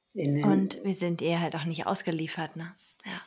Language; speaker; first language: German; native; German